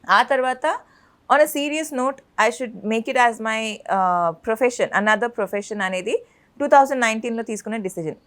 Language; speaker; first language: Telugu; non-native, local second language; Urdu